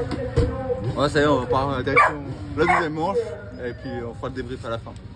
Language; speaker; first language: French; native; French